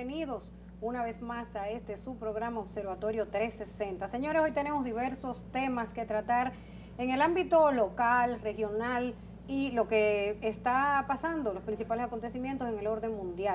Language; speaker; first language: Spanish; native; Spanish